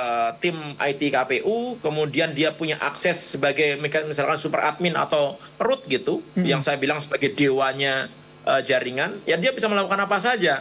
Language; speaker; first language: Indonesian; native; Indonesian